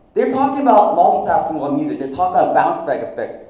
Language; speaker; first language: English; non-native, fluent; Korean